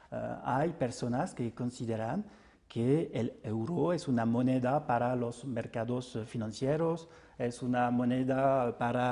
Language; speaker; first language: Spanish; non-native, fluent; French